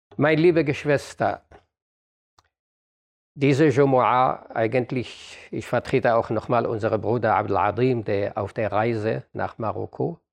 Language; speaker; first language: German; non-native, fluent; Arabic